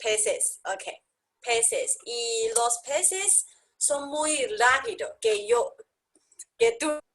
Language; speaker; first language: Spanish; non-native, learner; English